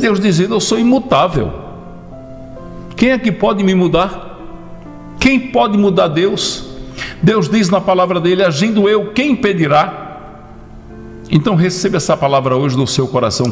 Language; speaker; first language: Portuguese; native; Portuguese